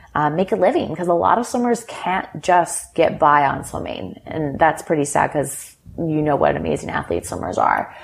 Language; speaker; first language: English; native; English